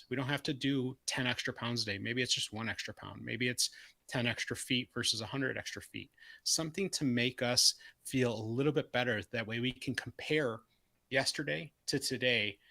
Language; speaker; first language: English; native; English